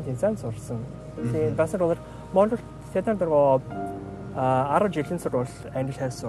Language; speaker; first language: Mongolian; non-native, learner; English